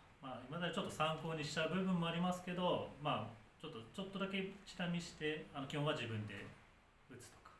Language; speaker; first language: Japanese; native; Japanese